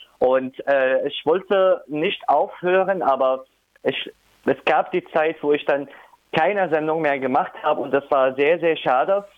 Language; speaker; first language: German; non-native, fluent; Arabic